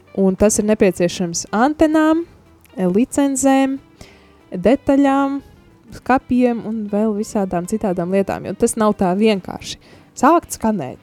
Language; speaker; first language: Latvian; native; Latvian